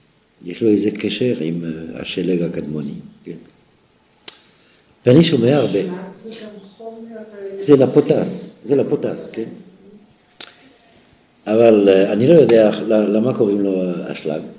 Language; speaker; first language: Hebrew; non-native, fluent; French